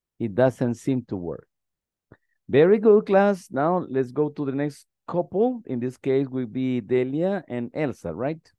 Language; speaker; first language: English; non-native, fluent; Spanish